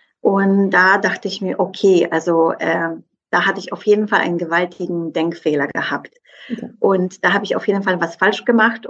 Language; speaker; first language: German; non-native, fluent; Polish